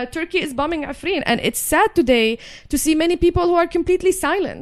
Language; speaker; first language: English; non-native, fluent; Arabic